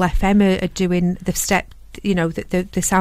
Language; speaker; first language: English; native; English